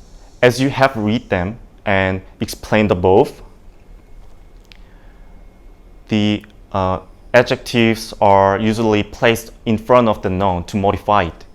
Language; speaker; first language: English; non-native, learner; Indonesian